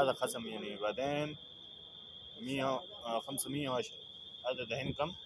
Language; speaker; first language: Arabic; non-native, fluent; Urdu